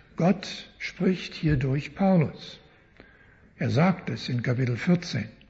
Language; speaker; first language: German; early bilingual, heritage; German